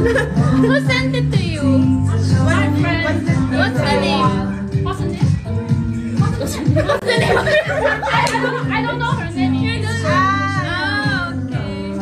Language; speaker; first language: English; non-native, learner; Filipino